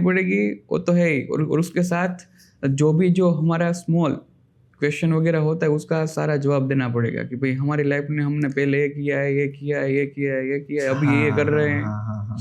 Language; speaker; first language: Hindi; non-native, local second language; Gujarati